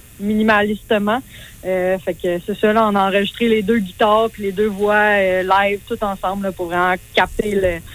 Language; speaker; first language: French; native; French